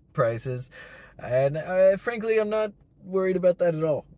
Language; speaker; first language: English; native; English